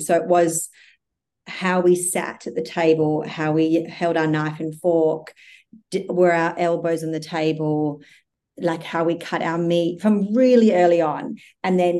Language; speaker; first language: English; native; English